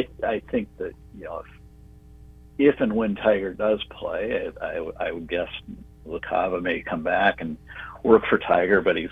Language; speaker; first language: English; native; English